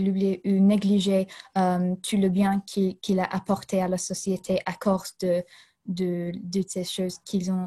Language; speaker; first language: French; non-native, fluent; English